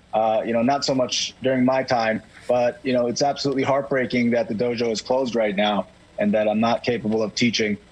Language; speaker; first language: English; native; English